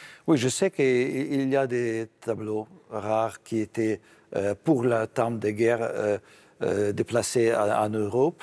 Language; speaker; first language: French; non-native, fluent; Russian